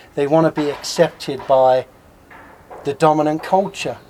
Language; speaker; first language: English; native; English